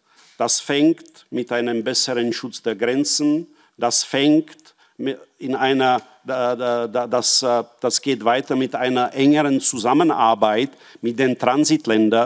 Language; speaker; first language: German; non-native, fluent; Czech